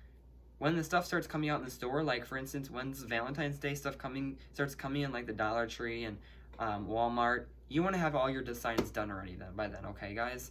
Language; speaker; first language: English; native; English